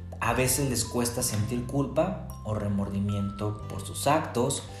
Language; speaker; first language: Spanish; native; Spanish